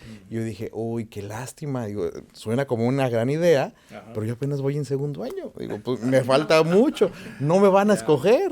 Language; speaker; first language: Spanish; native; Spanish